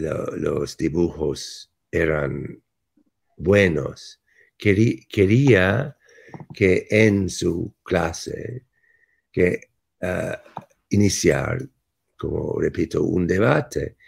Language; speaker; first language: Spanish; non-native, fluent; English